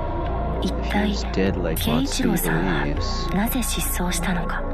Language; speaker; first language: Japanese; native; Japanese